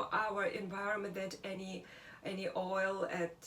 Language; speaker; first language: English; non-native, learner; Russian